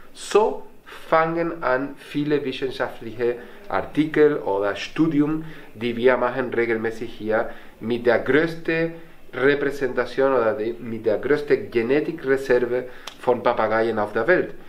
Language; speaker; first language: German; non-native, fluent; Spanish